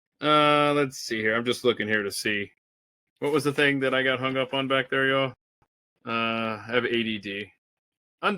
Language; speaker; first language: English; native; English